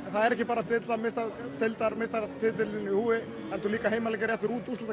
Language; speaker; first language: Icelandic; native; Icelandic